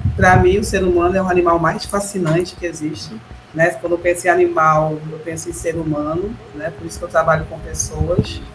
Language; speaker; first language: Portuguese; native; Portuguese